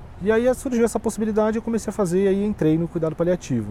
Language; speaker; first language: Portuguese; native; Portuguese